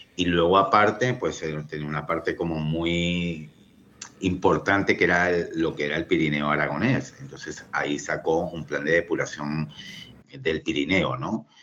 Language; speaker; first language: Spanish; native; Spanish